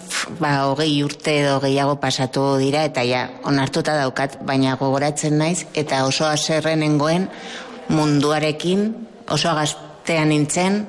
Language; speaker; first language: Basque; non-native, local second language; Spanish